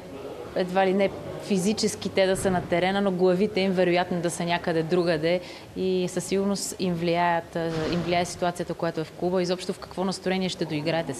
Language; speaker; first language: Bulgarian; native; Bulgarian